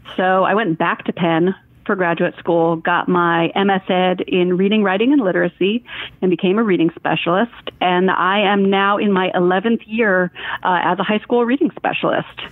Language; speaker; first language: English; native; English